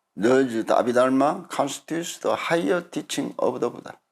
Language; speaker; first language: English; non-native, fluent; Korean